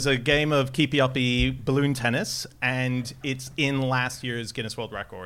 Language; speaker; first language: English; native; English